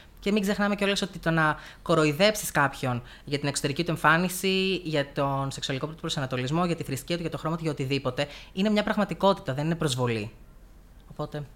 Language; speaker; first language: Greek; native; Greek